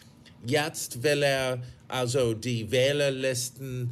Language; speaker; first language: German; non-native, fluent; English